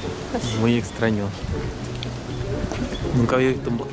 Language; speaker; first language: Spanish; native; Spanish